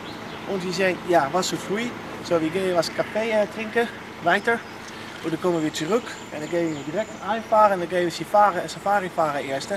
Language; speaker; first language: German; non-native, learner; Dutch